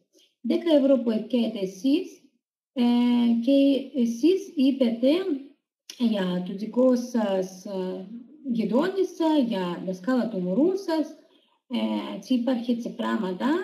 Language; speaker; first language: Greek; non-native, learner; Russian